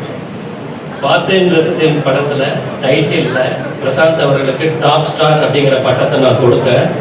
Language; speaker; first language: Tamil; native; Tamil